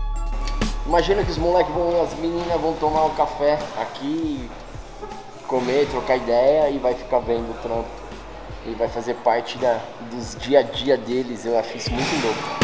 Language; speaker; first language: Portuguese; native; Portuguese